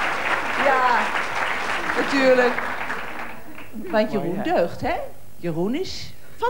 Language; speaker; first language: Dutch; native; Dutch